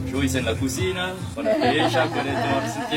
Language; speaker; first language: Spanish; non-native, learner; French